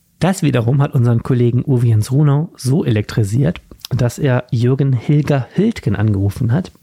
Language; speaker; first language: German; native; German